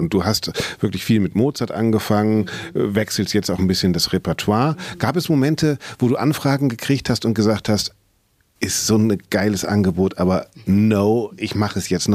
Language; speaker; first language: German; native; German